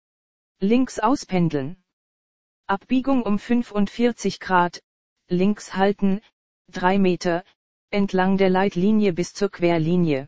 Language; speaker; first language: German; native; German